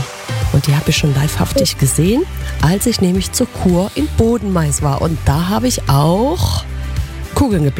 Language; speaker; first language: German; native; German